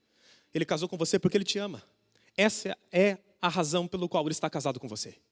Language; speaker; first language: Portuguese; native; Portuguese